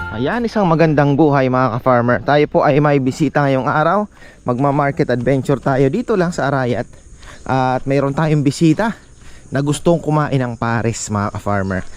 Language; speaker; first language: Filipino; native; Filipino